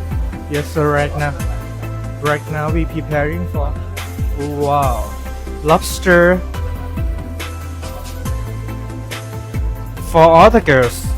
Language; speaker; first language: English; non-native, learner; Thai